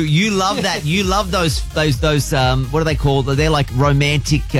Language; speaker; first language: English; native; English